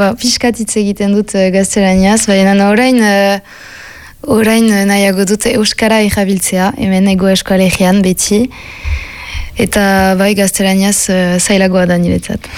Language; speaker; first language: Basque; non-native, local second language; French